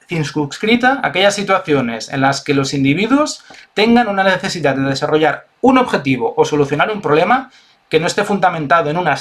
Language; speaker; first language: Spanish; native; Spanish